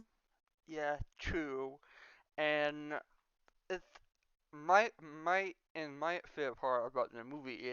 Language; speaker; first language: English; non-native, learner; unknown